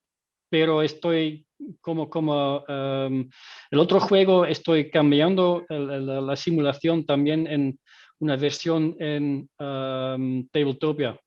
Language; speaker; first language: Spanish; non-native, fluent; Dutch